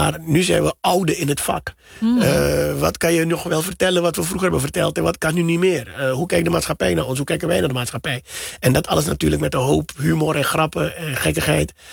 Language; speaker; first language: Dutch; native; Dutch